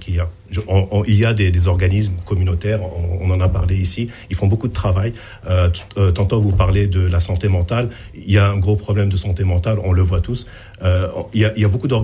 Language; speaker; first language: French; non-native, local second language; Arabic